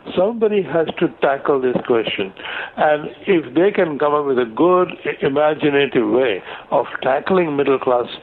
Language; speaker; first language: English; non-native, local second language; Gujarati